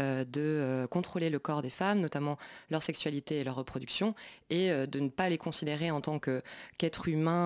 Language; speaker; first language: French; native; French